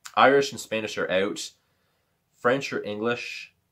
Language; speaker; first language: English; native; English